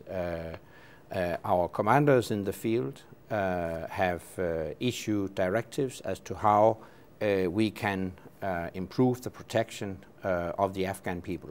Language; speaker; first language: English; non-native, fluent; Danish